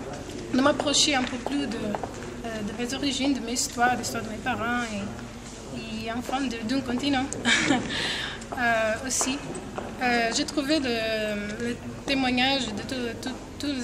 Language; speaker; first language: French; non-native, fluent; Portuguese